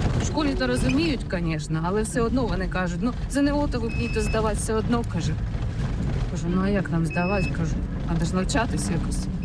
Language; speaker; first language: Ukrainian; native; Ukrainian